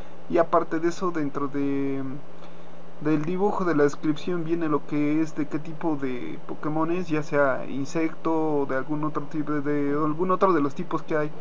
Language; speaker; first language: Spanish; native; Spanish